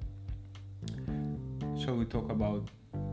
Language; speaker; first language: English; non-native, fluent; Lithuanian